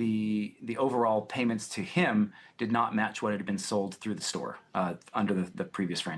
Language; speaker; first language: English; native; English